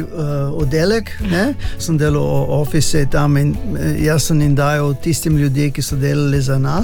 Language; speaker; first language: Slovenian; early bilingual, other home language; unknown